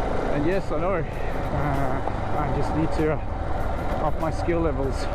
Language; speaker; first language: English; native; English